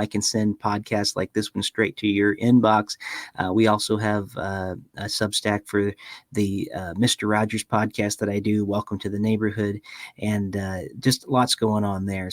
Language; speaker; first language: English; native; English